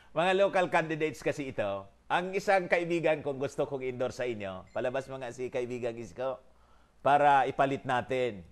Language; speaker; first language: Filipino; non-native, local second language; Bikol